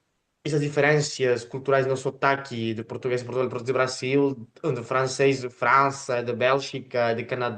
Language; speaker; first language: Portuguese; non-native, fluent; Spanish